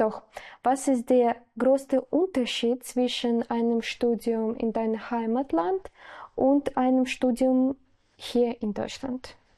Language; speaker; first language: German; non-native, learner; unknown